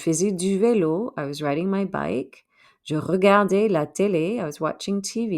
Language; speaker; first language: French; non-native, fluent; English